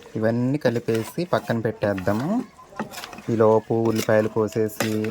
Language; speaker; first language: Telugu; non-native, local second language; Koya